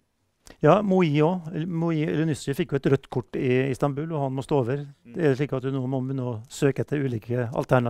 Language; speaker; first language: Norwegian; native; Norwegian